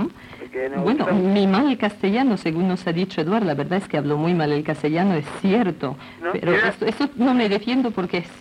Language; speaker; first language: Spanish; non-native, local second language; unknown